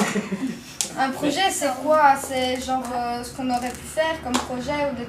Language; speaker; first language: French; native; French